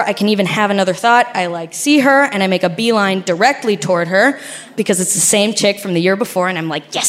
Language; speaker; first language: English; non-native, fluent; Spanish